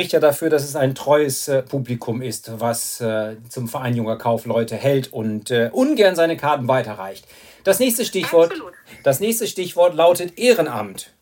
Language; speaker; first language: German; native; German